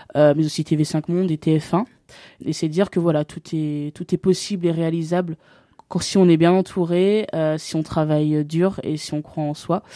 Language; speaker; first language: French; native; French